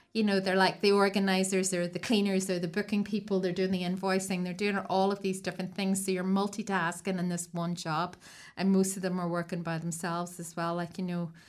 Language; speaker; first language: English; native; English